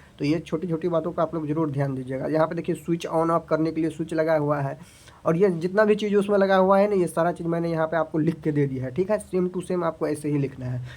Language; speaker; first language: Hindi; native; Hindi